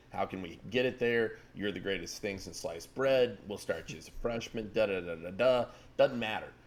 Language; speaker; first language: English; native; English